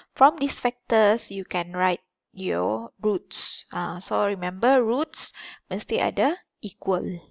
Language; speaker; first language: English; non-native, local second language; Malay